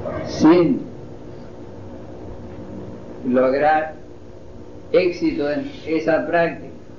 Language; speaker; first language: Spanish; non-native, fluent; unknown